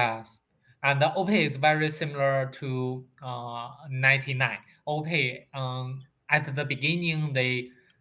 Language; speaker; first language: English; non-native, learner; Chinese